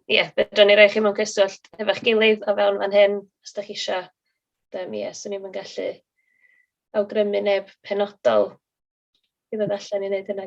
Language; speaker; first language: Welsh; native; Welsh